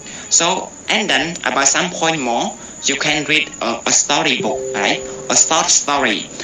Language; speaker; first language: English; non-native, learner; Khmer